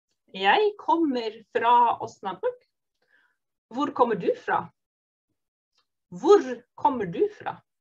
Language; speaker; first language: Norwegian; non-native, fluent; German